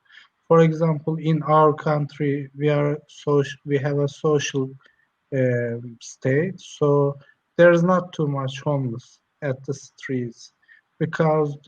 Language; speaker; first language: English; non-native, learner; Turkish